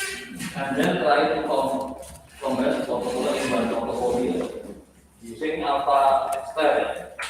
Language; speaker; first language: English; non-native, learner; Indonesian